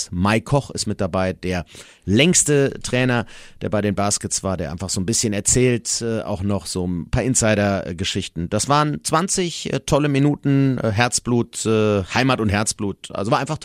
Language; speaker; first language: German; native; German